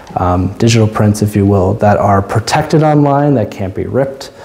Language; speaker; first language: English; native; English